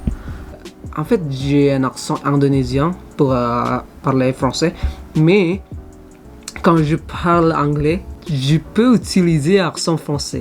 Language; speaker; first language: French; non-native, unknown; Indonesian